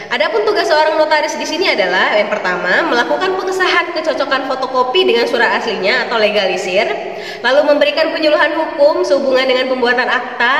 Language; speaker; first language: Indonesian; native; Indonesian